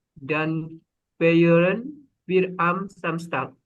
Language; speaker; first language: German; non-native, learner; Indonesian